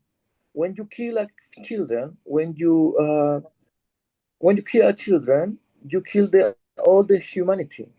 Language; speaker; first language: English; non-native, learner; Spanish